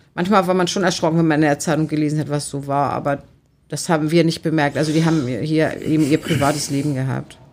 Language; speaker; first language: German; native; German